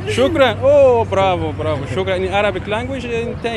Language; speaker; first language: English; non-native, learner; Arabic